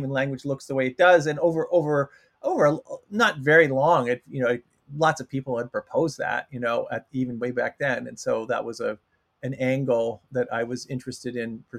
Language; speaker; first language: English; native; English